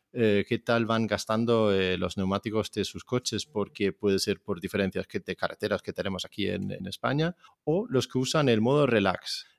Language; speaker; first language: Spanish; non-native, fluent; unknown